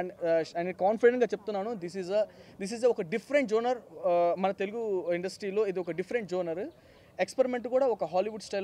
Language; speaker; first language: Telugu; native; Telugu